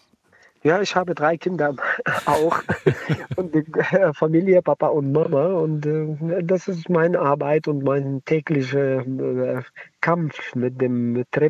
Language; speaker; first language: German; non-native, learner; Arabic